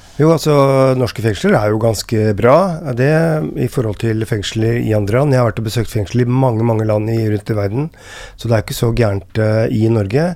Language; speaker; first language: Norwegian; native; Norwegian